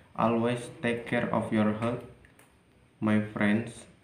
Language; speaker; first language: English; non-native, learner; Indonesian